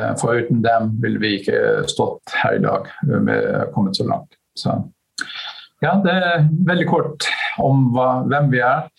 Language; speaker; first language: Norwegian; non-native, fluent; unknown